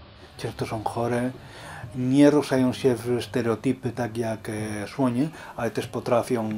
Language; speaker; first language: Polish; non-native, learner; Spanish